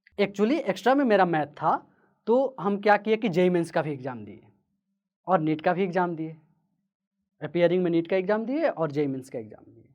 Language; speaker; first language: Hindi; native; Hindi